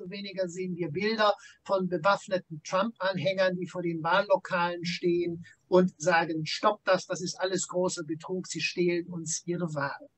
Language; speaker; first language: German; native; German